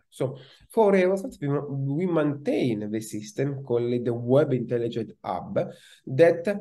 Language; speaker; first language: English; non-native, fluent; Italian